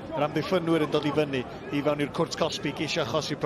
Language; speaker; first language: Welsh; native; Welsh